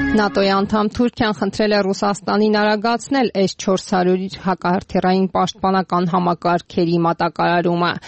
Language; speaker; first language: Armenian; native; Armenian